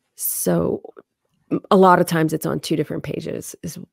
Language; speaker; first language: English; native; English